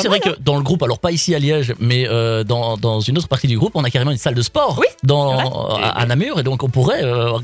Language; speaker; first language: French; native; French